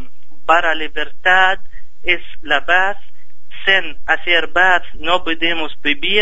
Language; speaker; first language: Spanish; non-native, fluent; Arabic